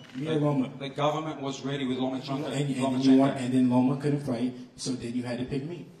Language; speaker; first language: English; native; English